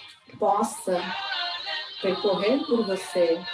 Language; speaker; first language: Portuguese; native; Portuguese